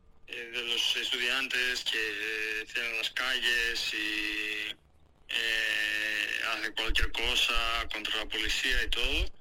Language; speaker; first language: Spanish; non-native, fluent; Greek